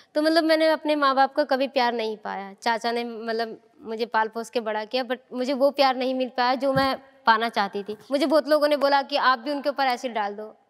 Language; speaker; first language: Hindi; native; Hindi